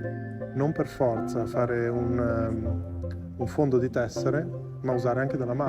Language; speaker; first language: Italian; native; Italian